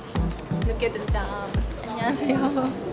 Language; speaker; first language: Korean; non-native, learner; Japanese